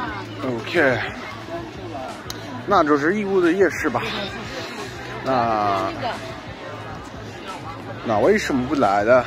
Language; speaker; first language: Chinese; non-native, learner; English